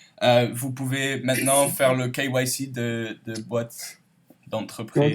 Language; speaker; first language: French; non-native, learner; English